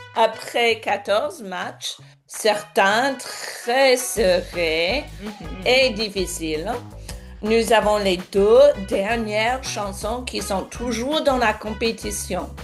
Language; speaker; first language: French; non-native, fluent; English